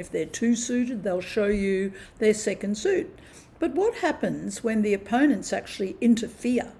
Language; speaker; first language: English; native; English